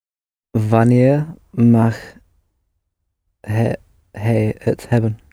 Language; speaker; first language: Dutch; non-native, learner; English